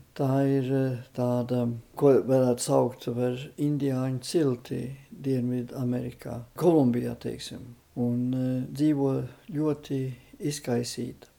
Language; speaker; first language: Latvian; early bilingual, heritage; Latvian